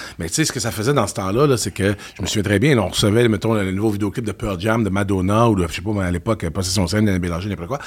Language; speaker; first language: French; native; French